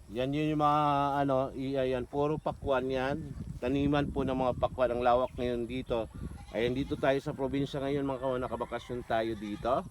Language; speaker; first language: Filipino; non-native, local second language; Cebuano